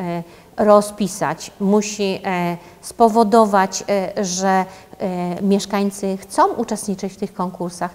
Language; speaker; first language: Polish; native; Polish